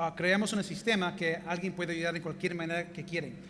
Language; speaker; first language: Spanish; early bilingual, heritage; Spanish